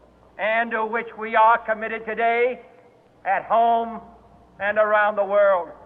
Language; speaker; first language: English; native; English